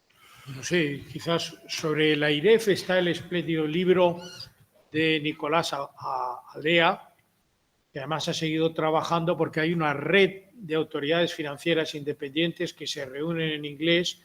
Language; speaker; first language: Spanish; native; Spanish